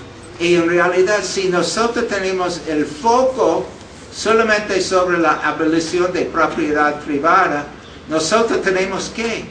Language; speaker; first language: Spanish; non-native, fluent; English